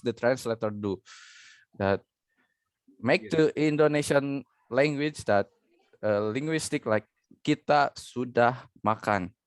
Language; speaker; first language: English; non-native, learner; Indonesian